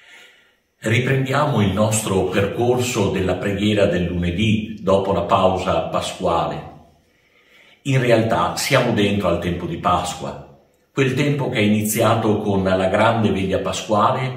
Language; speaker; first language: Italian; native; Italian